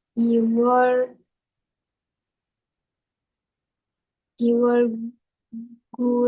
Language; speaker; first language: Korean; non-native, learner; Indonesian